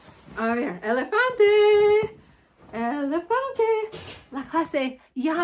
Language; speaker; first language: Spanish; non-native, fluent; English